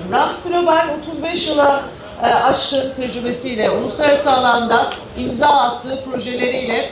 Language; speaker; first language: Turkish; native; Turkish